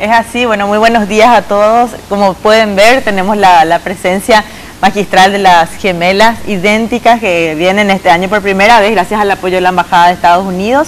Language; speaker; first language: Spanish; native; Spanish